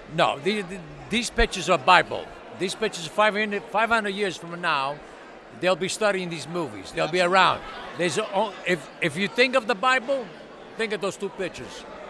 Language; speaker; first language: English; early bilingual, other home language; Sicilian